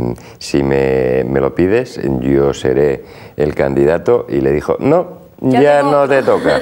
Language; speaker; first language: Spanish; native; Spanish